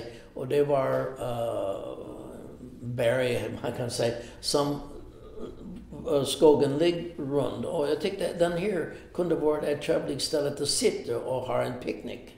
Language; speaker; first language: Swedish; non-native, fluent; English